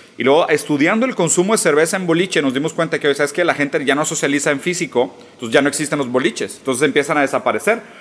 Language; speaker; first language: Spanish; early bilingual, other home language; Portuguese